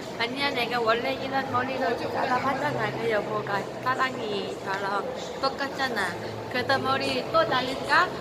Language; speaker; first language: Korean; non-native, learner; Thai